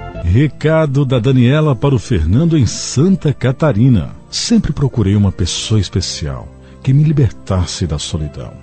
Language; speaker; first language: Portuguese; native; Portuguese